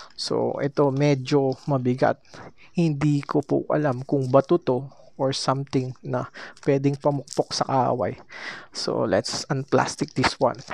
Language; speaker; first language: Filipino; native; Filipino